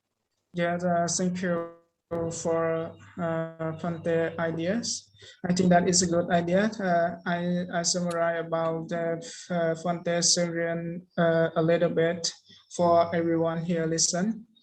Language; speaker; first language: English; non-native, learner; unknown